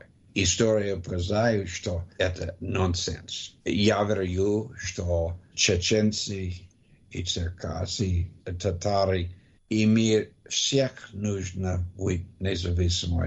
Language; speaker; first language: Russian; non-native, learner; English